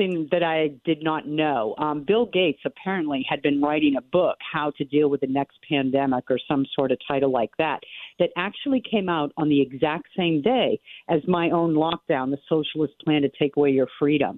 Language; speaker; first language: English; native; English